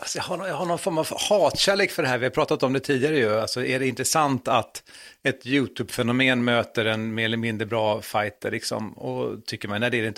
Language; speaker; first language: Swedish; native; Swedish